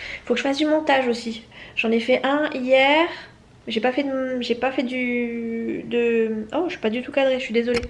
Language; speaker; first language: French; native; French